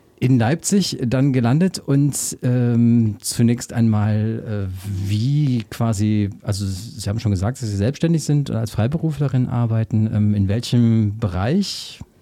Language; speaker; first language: German; native; German